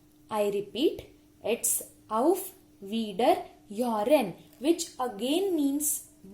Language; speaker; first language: English; non-native, local second language; Hindi